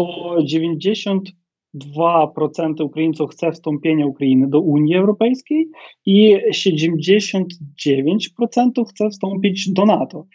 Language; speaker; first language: Polish; non-native, fluent; Ukrainian